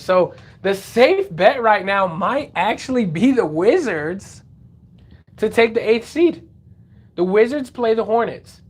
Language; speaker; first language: English; native; English